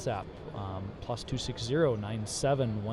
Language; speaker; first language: English; native; English